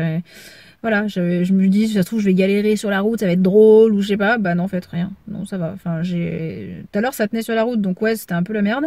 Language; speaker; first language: French; native; French